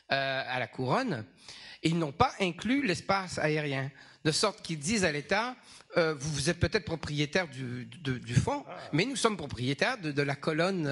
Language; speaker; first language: French; native; French